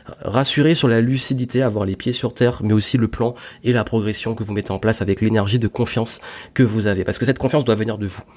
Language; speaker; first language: French; native; French